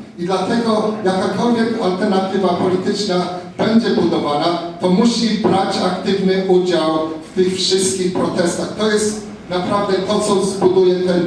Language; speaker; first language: Polish; non-native, fluent; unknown